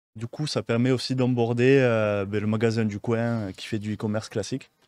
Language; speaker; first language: French; native; French